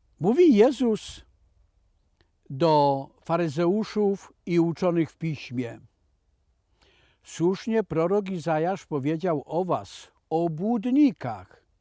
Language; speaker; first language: Polish; native; Polish